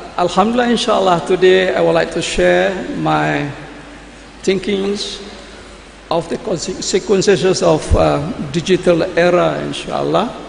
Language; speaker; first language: English; non-native, local second language; Malay